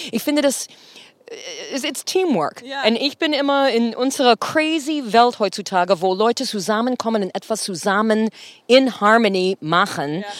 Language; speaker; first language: German; non-native, fluent; English